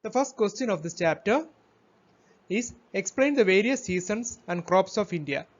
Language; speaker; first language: English; non-native, local second language; Malayalam